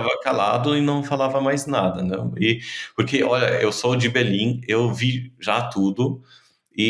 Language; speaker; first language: Portuguese; non-native, fluent; German